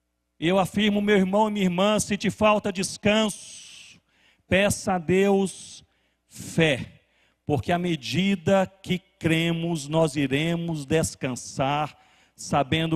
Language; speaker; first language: Portuguese; native; Portuguese